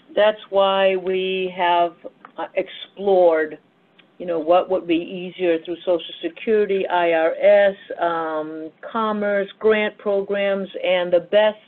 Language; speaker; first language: English; early bilingual, other home language; Spanish